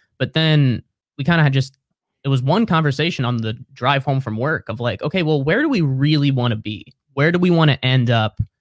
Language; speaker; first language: English; native; English